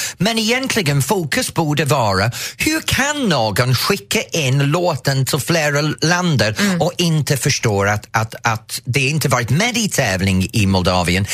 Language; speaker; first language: Swedish; non-native, fluent; English